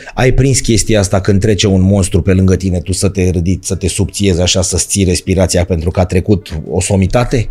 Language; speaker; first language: Romanian; native; Romanian